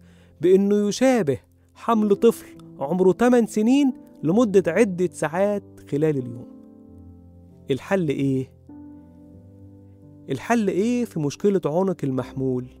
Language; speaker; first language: Arabic; native; Arabic